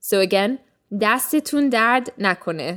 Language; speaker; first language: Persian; early bilingual, heritage; Persian